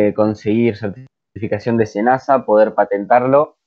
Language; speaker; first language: Spanish; native; Spanish